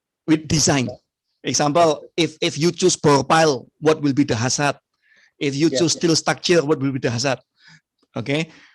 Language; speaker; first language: English; non-native, fluent; Indonesian